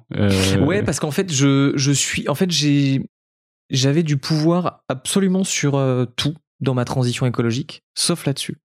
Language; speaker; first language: French; native; French